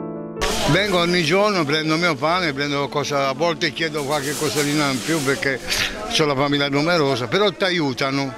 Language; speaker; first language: Italian; non-native, learner; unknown